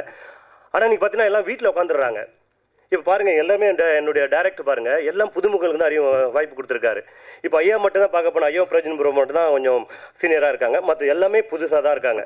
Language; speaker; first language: Tamil; native; Tamil